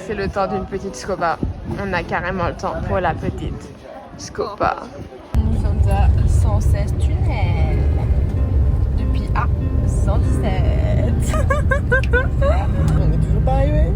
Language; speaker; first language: French; native; French